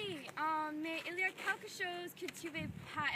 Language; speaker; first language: French; non-native, learner; English